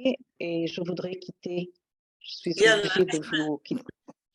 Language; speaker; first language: French; non-native, local second language; Arabic